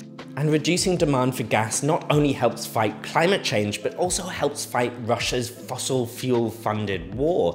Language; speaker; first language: English; native; English